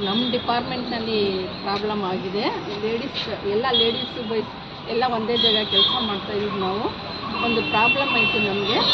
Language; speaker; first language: Kannada; non-native, local second language; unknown